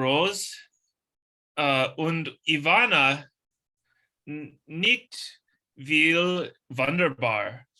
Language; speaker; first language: German; non-native, learner; English